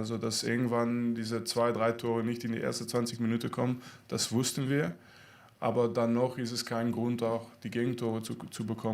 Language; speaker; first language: German; non-native, fluent; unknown